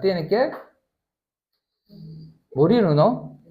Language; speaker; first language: Spanish; non-native, learner; Korean